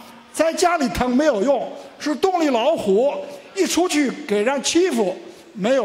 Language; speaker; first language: Chinese; native; Chinese